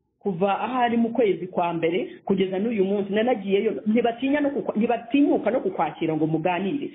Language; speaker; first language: Kinyarwanda; native; Kinyarwanda